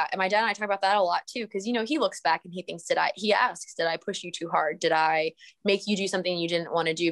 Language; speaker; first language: English; native; English